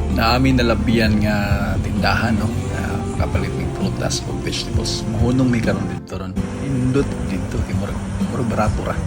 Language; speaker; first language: Cebuano; non-native, learner; Korean